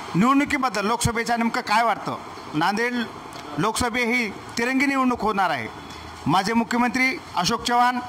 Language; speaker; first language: Marathi; native; Marathi